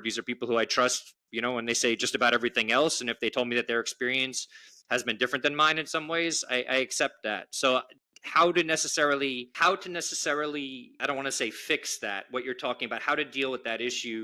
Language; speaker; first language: English; native; English